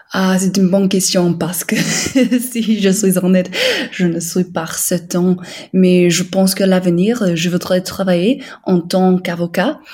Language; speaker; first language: French; non-native, fluent; English